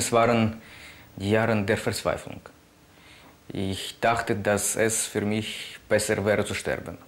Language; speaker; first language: German; non-native, fluent; Ukrainian